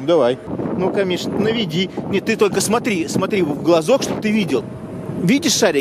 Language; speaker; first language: Russian; native; Russian